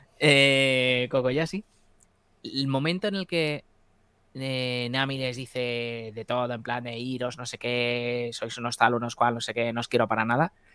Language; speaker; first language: Spanish; native; Spanish